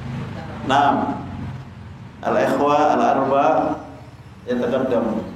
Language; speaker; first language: Arabic; non-native, fluent; Indonesian